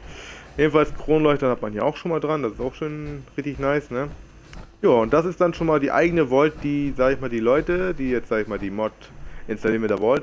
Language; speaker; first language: German; native; German